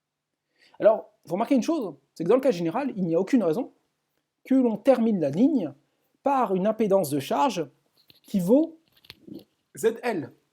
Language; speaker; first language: French; native; French